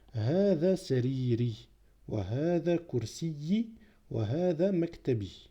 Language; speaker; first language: Arabic; non-native, fluent; French